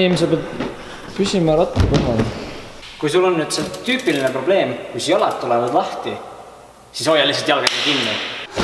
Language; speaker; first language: Estonian; native; Estonian